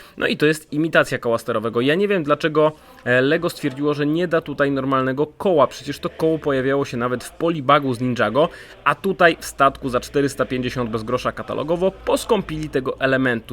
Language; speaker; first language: Polish; native; Polish